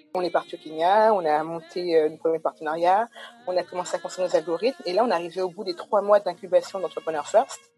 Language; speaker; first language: French; native; French